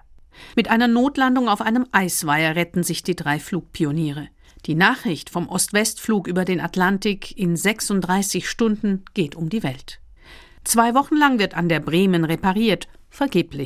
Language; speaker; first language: German; native; German